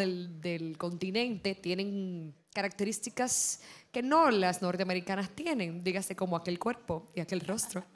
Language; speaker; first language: Spanish; native; Spanish